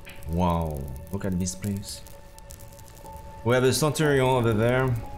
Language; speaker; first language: English; non-native, fluent; French